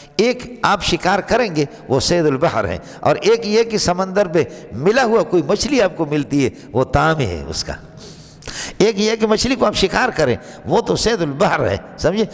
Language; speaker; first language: Urdu; non-native, local second language; Baluchi